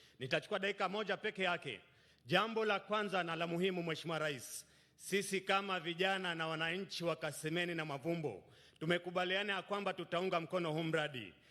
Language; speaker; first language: Swahili; native; Swahili